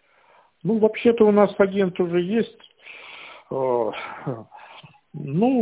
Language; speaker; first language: Russian; native; Russian